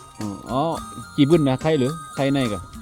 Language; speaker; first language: Japanese; non-native, learner; Lao